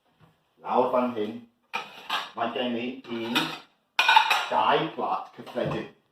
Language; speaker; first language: Welsh; non-native, learner; English